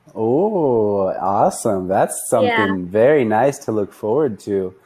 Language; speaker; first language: English; native; English